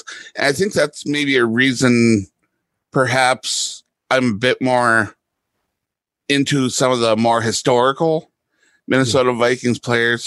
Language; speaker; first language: English; native; English